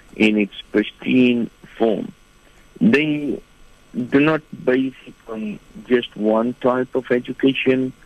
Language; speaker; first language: English; non-native, fluent; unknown